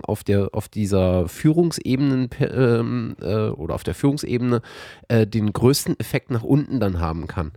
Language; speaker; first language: German; native; German